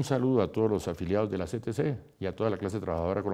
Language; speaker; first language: Spanish; native; Spanish